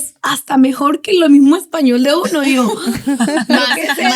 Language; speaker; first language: Spanish; native; Spanish